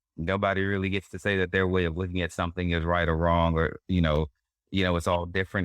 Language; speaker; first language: English; native; English